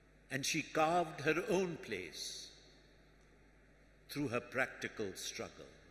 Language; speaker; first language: English; non-native, local second language; Urdu